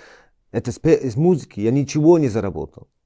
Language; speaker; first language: Russian; early bilingual, heritage; Chechen